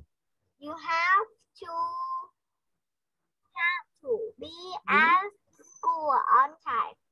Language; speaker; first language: English; non-native, learner; Vietnamese